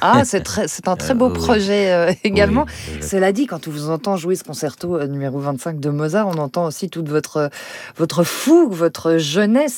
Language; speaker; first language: French; native; French